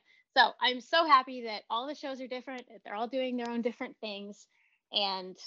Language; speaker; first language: English; native; English